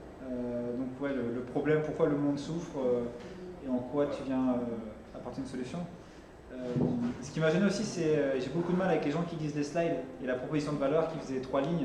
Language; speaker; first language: French; native; French